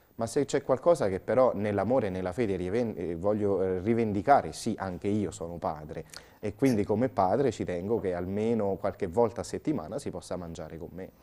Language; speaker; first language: Italian; native; Italian